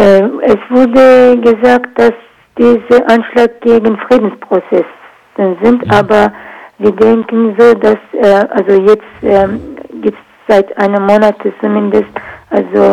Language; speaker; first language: German; non-native, learner; Kurdish